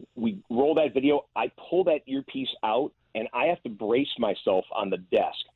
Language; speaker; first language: English; native; English